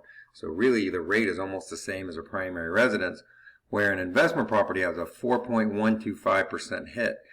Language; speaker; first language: English; native; English